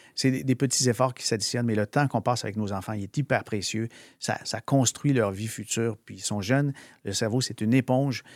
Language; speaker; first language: French; native; French